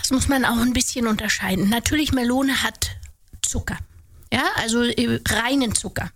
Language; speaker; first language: German; native; German